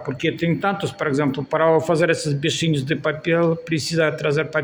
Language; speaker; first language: Portuguese; non-native, learner; Russian